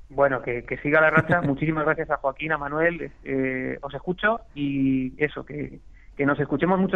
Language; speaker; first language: Spanish; native; Spanish